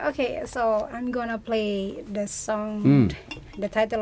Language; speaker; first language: English; non-native, fluent; Tetum